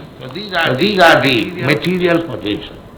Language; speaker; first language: English; non-native, local second language; Bangla